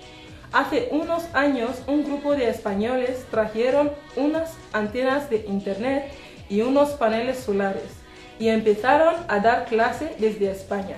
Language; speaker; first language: Spanish; non-native, fluent; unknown